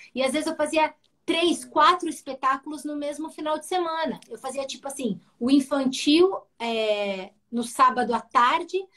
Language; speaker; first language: Portuguese; early bilingual, heritage; Portuguese